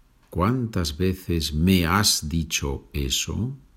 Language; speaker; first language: English; non-native, fluent; Spanish